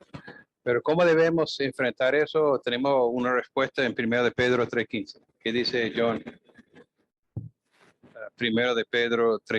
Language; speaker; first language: Spanish; non-native, fluent; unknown